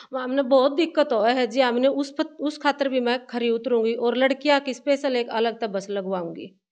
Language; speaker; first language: Hindi; native; Hindi